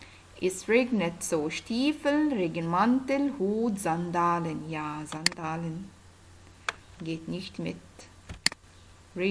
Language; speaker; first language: German; non-native, fluent; Arabic